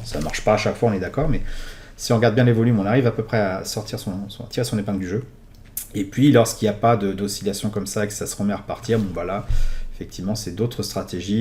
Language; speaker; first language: French; native; French